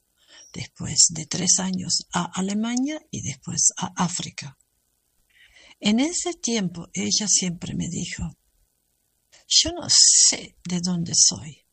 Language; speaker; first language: Spanish; non-native, learner; German